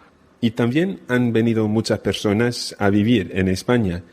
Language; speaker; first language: Spanish; non-native, fluent; English